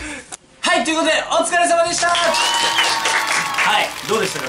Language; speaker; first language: Japanese; native; Japanese